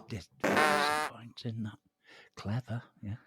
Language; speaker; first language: English; native; English